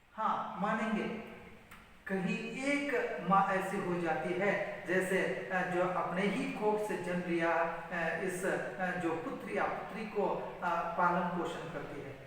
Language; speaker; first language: Hindi; non-native, local second language; Kannada